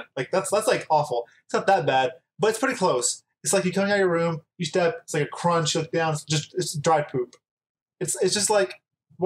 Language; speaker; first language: English; native; English